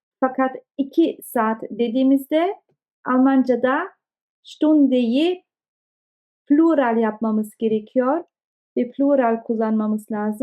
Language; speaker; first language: Turkish; early bilingual, heritage; Turkish